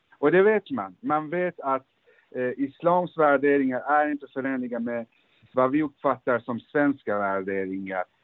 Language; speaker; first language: Swedish; early bilingual, other home language; Persian